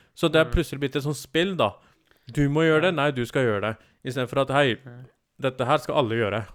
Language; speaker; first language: Norwegian; early bilingual, other home language; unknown